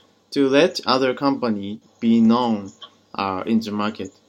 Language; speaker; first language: English; non-native, learner; Japanese